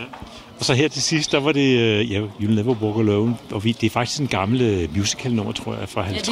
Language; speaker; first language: Danish; native; Danish